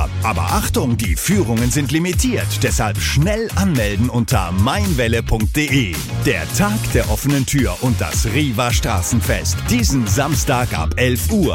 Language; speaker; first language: German; native; German